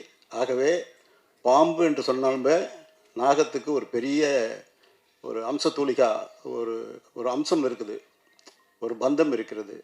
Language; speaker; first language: Tamil; native; Tamil